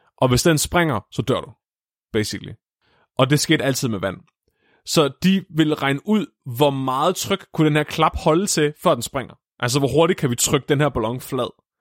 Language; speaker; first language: Danish; native; Danish